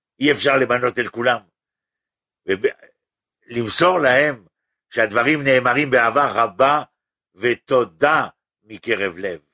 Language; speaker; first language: Hebrew; non-native, fluent; French